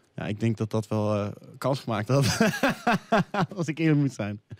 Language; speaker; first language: Dutch; native; Dutch